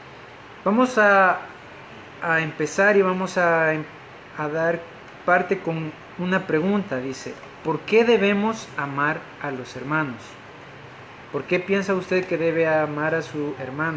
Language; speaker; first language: Spanish; native; Spanish